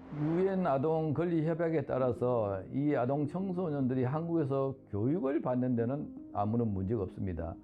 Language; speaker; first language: Korean; native; Korean